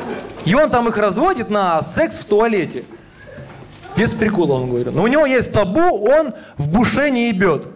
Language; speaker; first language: Russian; native; Russian